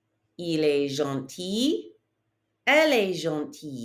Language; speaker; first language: French; non-native, fluent; English